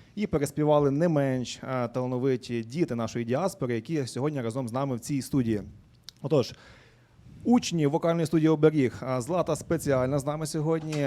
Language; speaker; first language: Ukrainian; native; Ukrainian